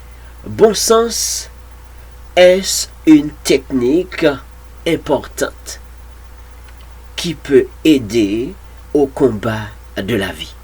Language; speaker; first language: French; non-native, local second language; Haitian Creole